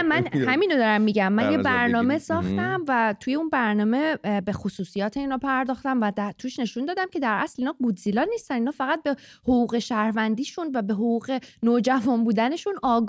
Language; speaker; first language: Persian; native; Persian